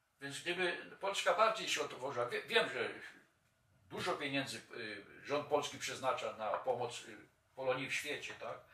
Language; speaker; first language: Polish; native; Polish